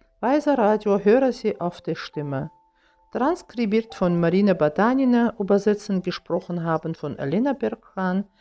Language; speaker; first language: German; non-native, fluent; Russian